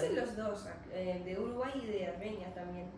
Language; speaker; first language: Spanish; non-native, learner; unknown